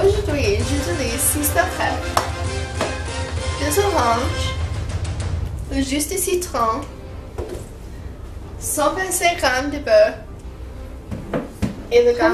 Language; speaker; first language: French; non-native, learner; English